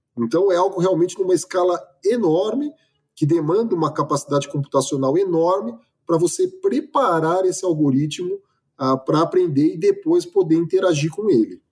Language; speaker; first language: Portuguese; native; Portuguese